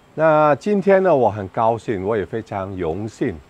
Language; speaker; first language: Chinese; native; Chinese